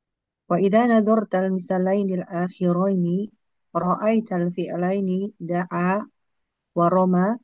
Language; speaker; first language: Arabic; non-native, learner; Indonesian